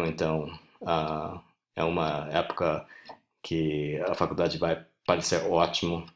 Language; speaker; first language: Portuguese; non-native, fluent; English